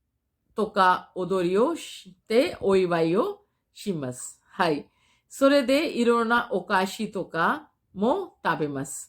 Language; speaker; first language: Japanese; non-native, fluent; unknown